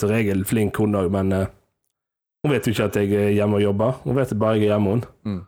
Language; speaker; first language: Norwegian; native; Norwegian